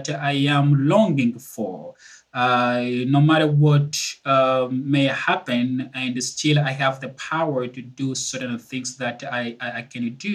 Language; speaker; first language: English; non-native, fluent; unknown